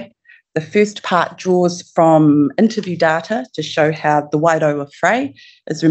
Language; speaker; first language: English; native; English